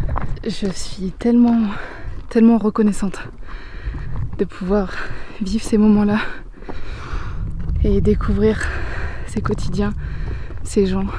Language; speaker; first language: French; native; French